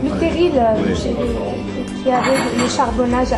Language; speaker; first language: French; non-native, fluent; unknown